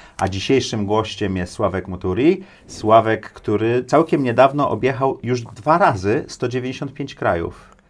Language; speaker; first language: Polish; native; Polish